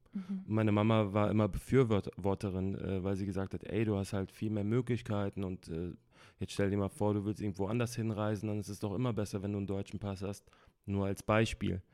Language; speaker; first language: German; early bilingual, other home language; Turkish